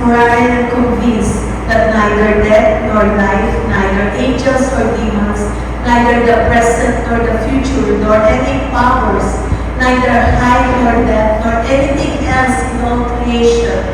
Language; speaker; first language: English; non-native, local second language; Filipino